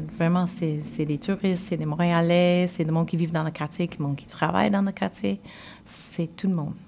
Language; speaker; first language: French; non-native, fluent; English